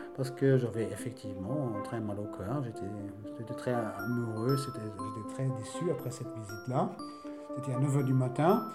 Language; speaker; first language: French; non-native, fluent; German